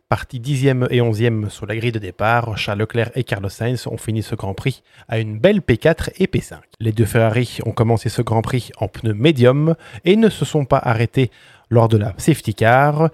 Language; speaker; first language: French; native; French